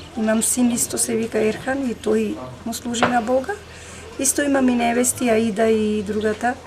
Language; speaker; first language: Macedonian; non-native, local second language; Romany